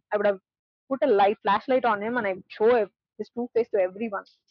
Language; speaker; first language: English; non-native, local second language; Tamil